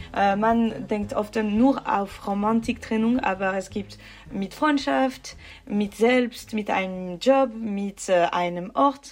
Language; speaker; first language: German; non-native, learner; French